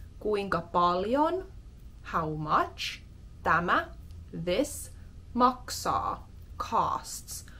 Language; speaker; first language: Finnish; non-native, fluent; English